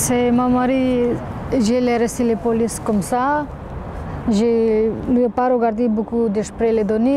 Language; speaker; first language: French; non-native, learner; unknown